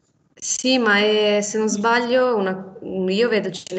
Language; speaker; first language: Italian; native; Italian